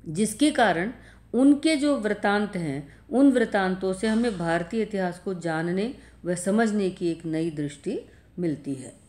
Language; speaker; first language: Hindi; native; Hindi